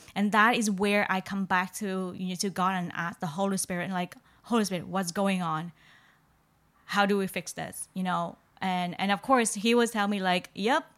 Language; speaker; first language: English; non-native, fluent; Vietnamese